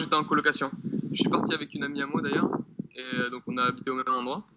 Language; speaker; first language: French; native; French